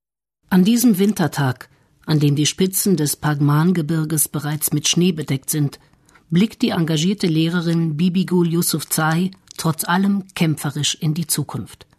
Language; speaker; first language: German; native; German